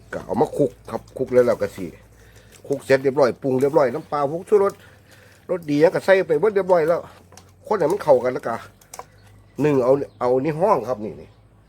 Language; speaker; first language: Thai; native; Thai